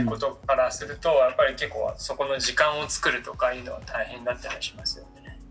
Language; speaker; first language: Japanese; native; Japanese